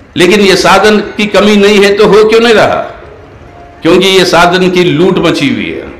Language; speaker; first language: Hindi; non-native, local second language; Telugu